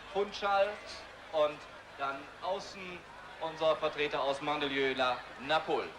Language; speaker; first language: German; native; German